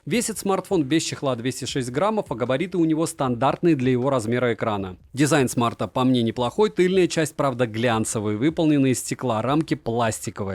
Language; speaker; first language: Russian; native; Russian